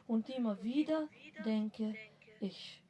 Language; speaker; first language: German; non-native, fluent; Macedonian